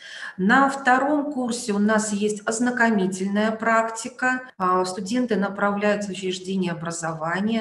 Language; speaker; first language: Russian; native; Russian